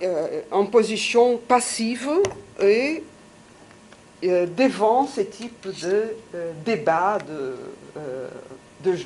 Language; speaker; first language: French; non-native, fluent; Portuguese